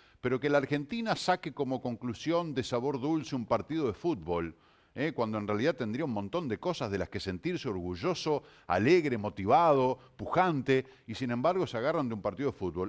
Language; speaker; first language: Spanish; native; Spanish